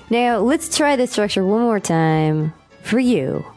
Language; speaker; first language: English; native; English